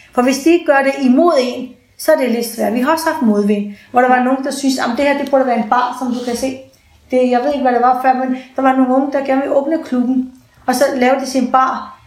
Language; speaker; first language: Danish; early bilingual, other home language; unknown